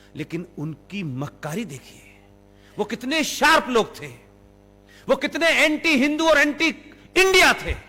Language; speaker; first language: Hindi; native; Hindi